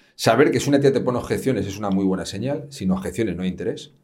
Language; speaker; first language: Spanish; native; Spanish